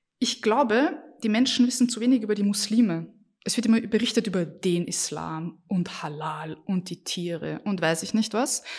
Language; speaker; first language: German; early bilingual, other home language; Bosnian